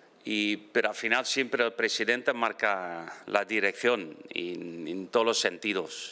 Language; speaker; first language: Spanish; non-native, fluent; Dutch